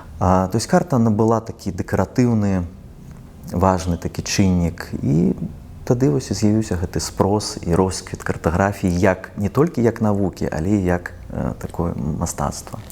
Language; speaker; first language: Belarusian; non-native, local second language; Russian